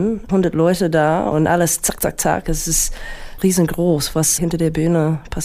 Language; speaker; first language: German; non-native, fluent; English